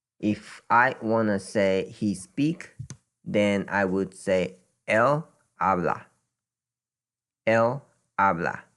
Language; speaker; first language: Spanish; non-native, fluent; Japanese